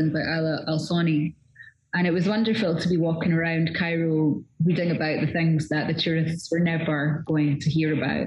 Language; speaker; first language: English; native; English